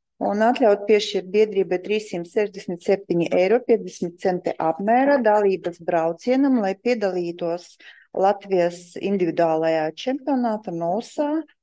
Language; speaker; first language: Latvian; non-native, local second language; Russian